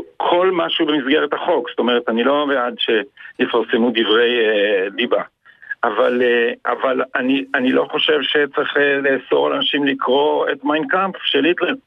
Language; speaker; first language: Hebrew; native; Hebrew